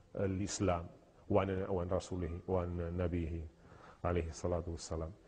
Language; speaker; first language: Arabic; non-native, fluent; Spanish